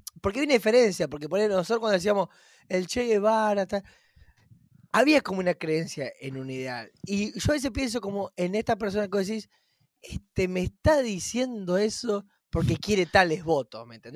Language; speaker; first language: Spanish; native; Spanish